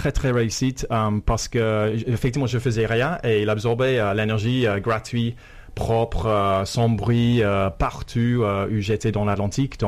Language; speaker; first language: French; non-native, fluent; English